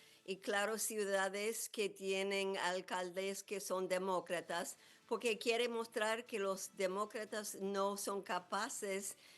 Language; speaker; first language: Spanish; non-native, fluent; English